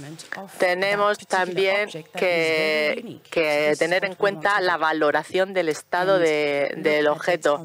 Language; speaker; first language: Spanish; non-native, fluent; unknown